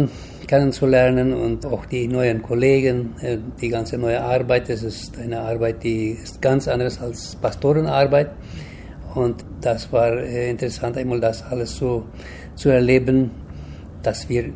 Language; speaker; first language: German; early bilingual, heritage; German